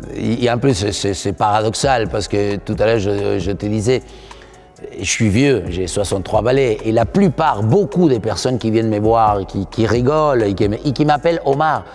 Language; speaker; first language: French; non-native, fluent; Spanish